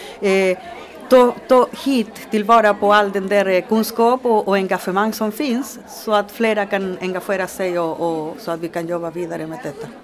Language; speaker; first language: Swedish; non-native, fluent; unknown